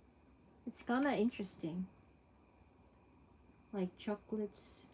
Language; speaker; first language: English; non-native, local second language; Filipino